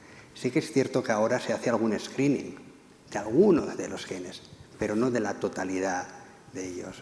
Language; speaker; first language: Spanish; native; Spanish